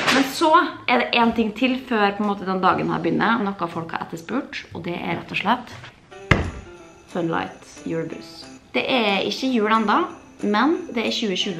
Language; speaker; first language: Norwegian; native; Norwegian